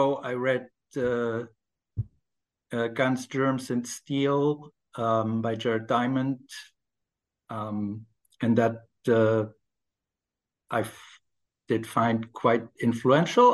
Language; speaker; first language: English; non-native, fluent; German